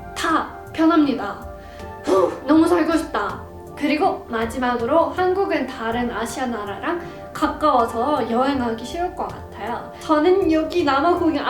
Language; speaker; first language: Korean; non-native, fluent; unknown